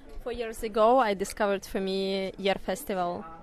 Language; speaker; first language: English; non-native, learner; Ukrainian